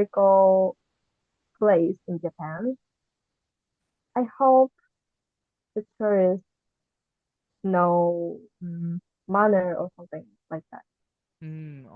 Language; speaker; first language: English; non-native, learner; Japanese